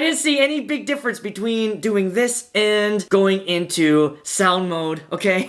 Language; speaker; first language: English; native; English